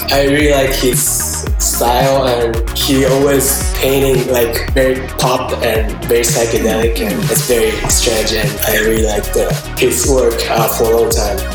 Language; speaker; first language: English; non-native, learner; Japanese